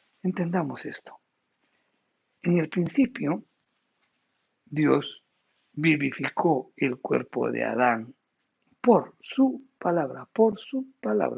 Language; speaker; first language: Spanish; native; Spanish